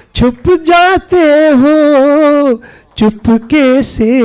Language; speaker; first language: Hindi; native; Hindi